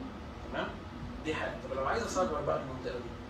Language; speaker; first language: Arabic; native; Arabic